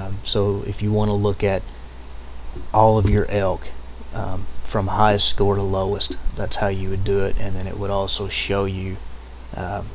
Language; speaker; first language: English; native; English